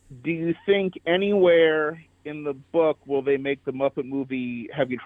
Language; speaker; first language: English; native; English